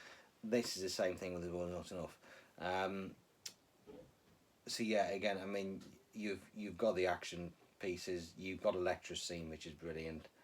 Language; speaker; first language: English; native; English